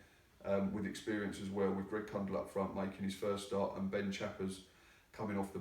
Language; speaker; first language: English; native; English